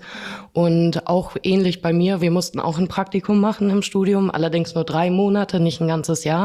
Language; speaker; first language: German; native; German